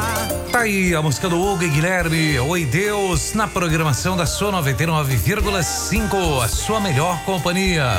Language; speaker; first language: Portuguese; native; Portuguese